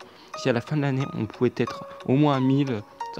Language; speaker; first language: French; native; French